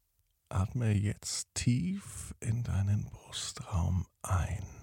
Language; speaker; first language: German; native; German